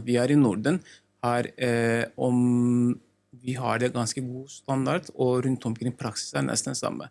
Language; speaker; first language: Norwegian; non-native, learner; Turkish